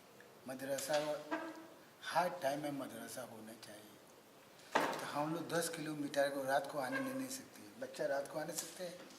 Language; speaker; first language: Hindi; non-native, learner; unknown